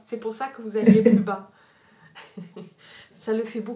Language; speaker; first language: French; native; French